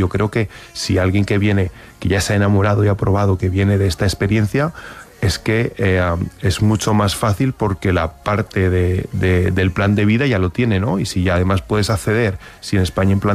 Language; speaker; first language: Spanish; native; Spanish